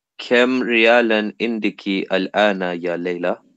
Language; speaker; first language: Arabic; non-native, learner; English